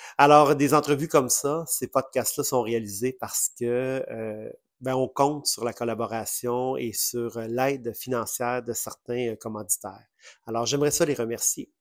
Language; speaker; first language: French; native; French